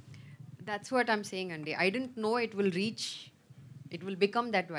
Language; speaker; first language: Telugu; non-native, learner; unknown